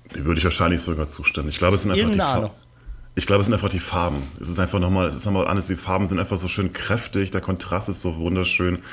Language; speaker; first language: German; native; German